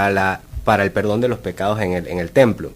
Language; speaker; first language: Spanish; native; Spanish